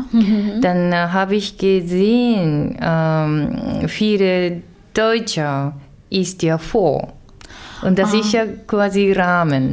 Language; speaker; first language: German; non-native, learner; Japanese